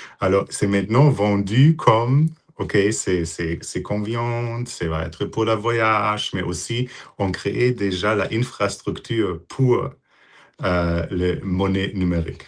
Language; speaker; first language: French; non-native, fluent; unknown